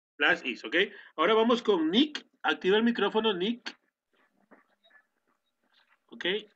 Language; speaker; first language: Spanish; native; Spanish